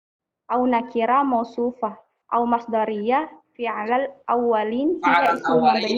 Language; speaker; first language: Arabic; non-native, learner; Indonesian